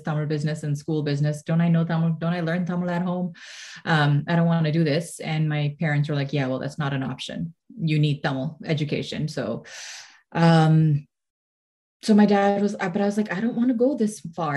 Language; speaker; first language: English; native; English